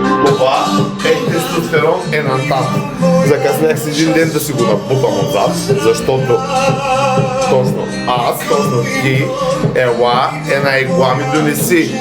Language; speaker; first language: Bulgarian; native; Bulgarian